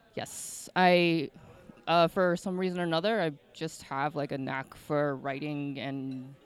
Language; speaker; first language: English; native; English